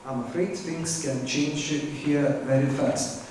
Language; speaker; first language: English; non-native, fluent; Lithuanian